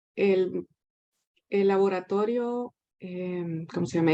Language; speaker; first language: Spanish; native; Spanish